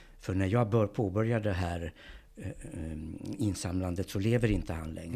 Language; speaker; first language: Swedish; early bilingual, other home language; Hungarian